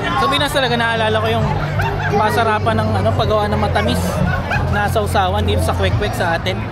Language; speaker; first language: Filipino; native; Filipino